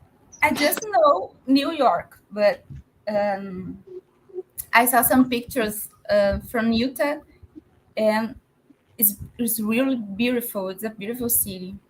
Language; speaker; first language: English; non-native, learner; Portuguese